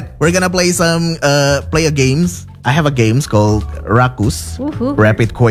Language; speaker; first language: English; non-native, fluent; Indonesian